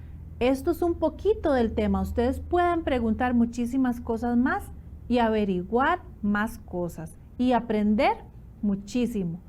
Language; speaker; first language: Spanish; native; Spanish